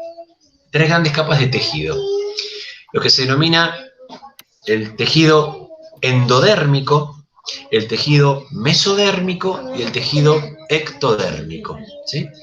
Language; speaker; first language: Spanish; native; Spanish